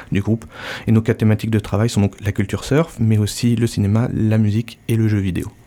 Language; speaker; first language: French; native; French